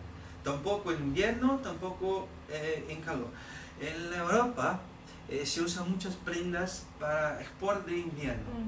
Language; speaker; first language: Spanish; non-native, learner; Portuguese